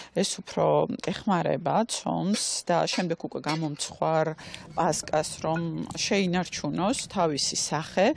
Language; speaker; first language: Georgian; native; Georgian